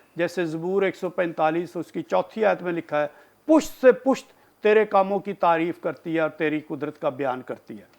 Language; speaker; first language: Urdu; non-native, local second language; Punjabi